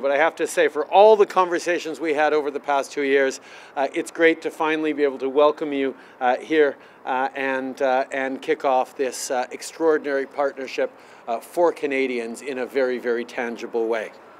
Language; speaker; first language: English; native; English